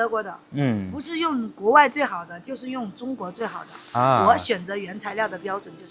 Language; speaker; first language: Chinese; native; Chinese